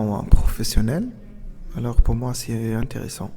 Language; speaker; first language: French; non-native, local second language; Arabic